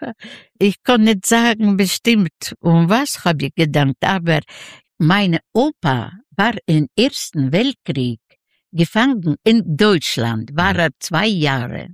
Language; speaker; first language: German; non-native, learner; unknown